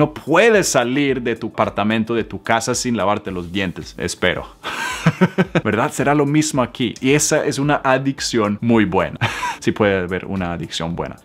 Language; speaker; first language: Spanish; non-native, fluent; Swedish